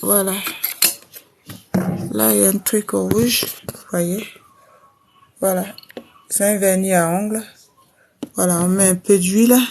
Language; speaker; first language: French; native; French